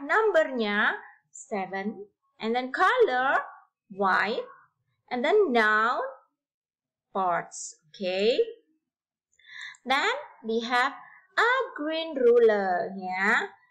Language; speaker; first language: English; non-native, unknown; Indonesian